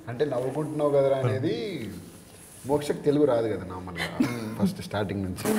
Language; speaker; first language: Telugu; native; Telugu